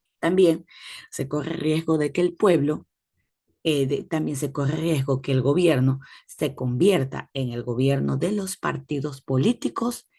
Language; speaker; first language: Spanish; native; Spanish